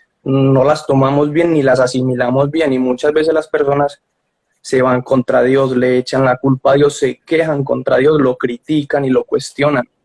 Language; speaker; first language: Spanish; native; Spanish